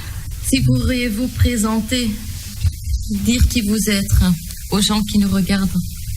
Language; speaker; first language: French; non-native, learner; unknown